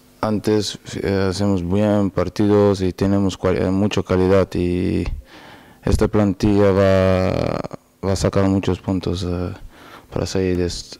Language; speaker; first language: Spanish; non-native, learner; Portuguese